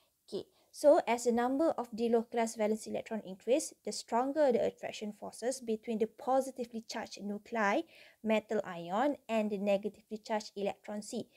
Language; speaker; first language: English; non-native, local second language; Malay